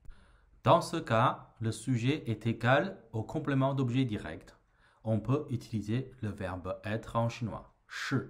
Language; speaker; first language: French; non-native, fluent; Chinese